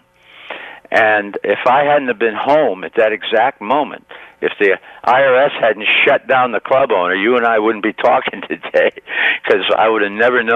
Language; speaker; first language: English; native; English